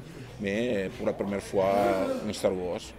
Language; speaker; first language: French; non-native, fluent; Italian